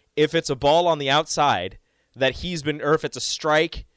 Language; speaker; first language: English; native; English